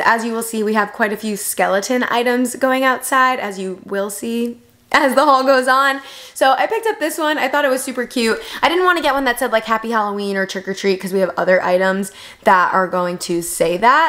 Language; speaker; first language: English; native; English